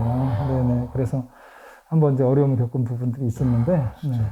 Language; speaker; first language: Korean; native; Korean